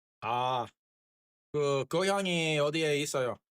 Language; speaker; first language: Korean; non-native, learner; English